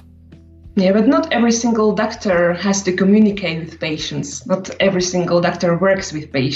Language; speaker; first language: English; non-native, fluent; Slovak